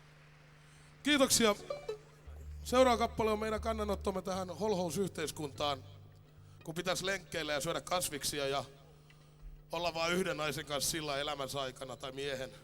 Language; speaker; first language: Finnish; native; Finnish